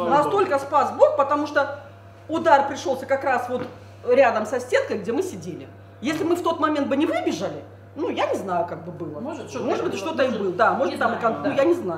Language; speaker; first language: Russian; native; Russian